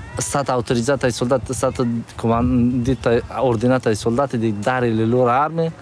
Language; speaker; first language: Italian; non-native, fluent; Persian